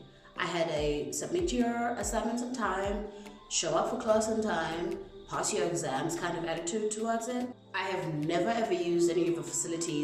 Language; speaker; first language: English; non-native, local second language; Zulu